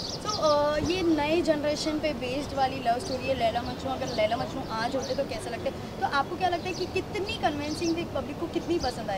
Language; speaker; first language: Hindi; native; Hindi